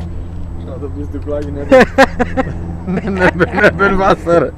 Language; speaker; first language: German; non-native, learner; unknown